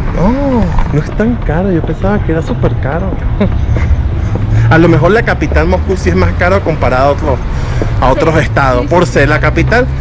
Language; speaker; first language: Spanish; native; Spanish